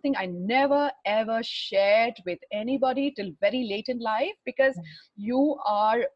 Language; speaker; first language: English; non-native, local second language; Hindi